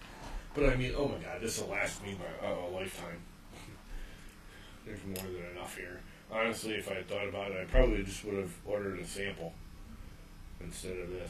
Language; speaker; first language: English; native; English